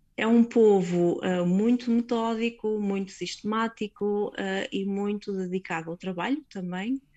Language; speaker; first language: Portuguese; native; Portuguese